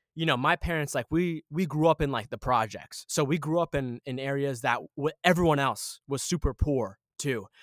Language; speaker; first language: English; early bilingual, other home language; Arabic